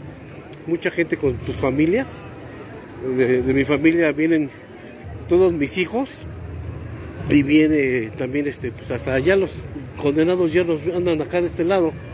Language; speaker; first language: Spanish; native; Spanish